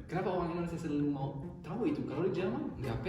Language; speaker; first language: Indonesian; non-native, learner; German